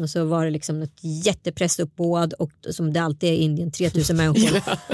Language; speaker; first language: Swedish; early bilingual, other home language; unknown